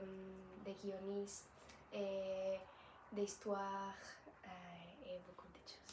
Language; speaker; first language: French; non-native, learner; Spanish